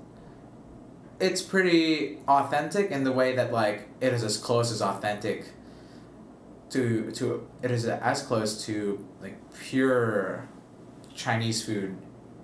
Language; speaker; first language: English; non-native, local second language; Filipino